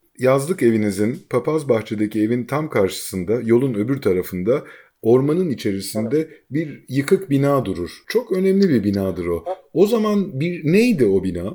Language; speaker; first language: Turkish; native; Turkish